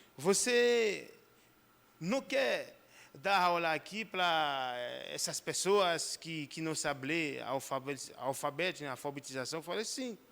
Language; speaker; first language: Portuguese; non-native, fluent; Haitian Creole